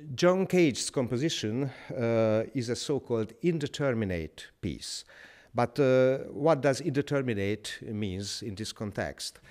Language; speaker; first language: English; non-native, fluent; Hungarian